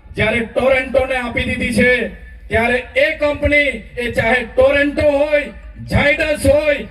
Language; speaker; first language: Gujarati; non-native, local second language; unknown